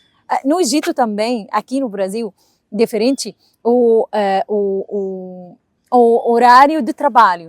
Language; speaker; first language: Portuguese; non-native, learner; Arabic